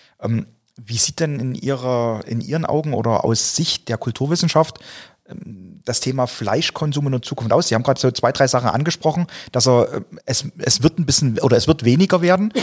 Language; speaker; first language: German; native; German